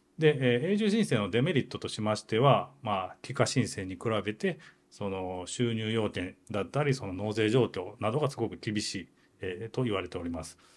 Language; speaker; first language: Japanese; native; Japanese